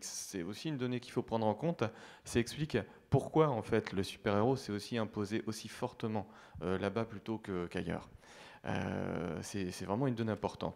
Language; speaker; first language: French; native; French